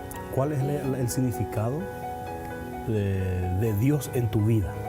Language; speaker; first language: Spanish; native; Spanish